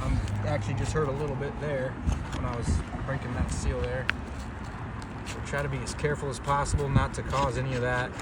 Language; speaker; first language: English; native; English